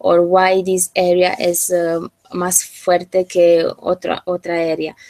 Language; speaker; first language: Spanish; non-native, learner; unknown